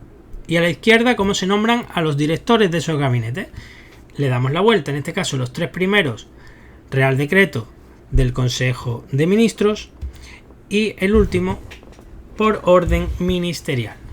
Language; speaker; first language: Spanish; native; Spanish